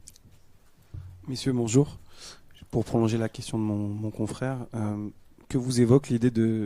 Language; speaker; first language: French; native; French